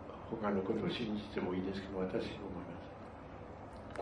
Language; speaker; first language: Japanese; non-native, fluent; Spanish